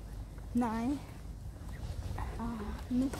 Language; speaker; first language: German; non-native, learner; Thai